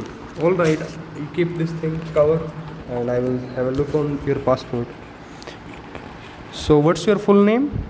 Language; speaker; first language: English; non-native, local second language; Hindi